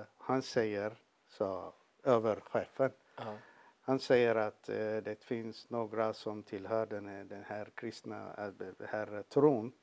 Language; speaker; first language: Swedish; non-native, fluent; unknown